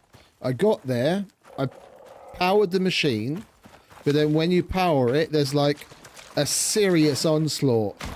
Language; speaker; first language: English; native; English